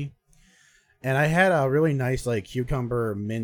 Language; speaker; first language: English; native; English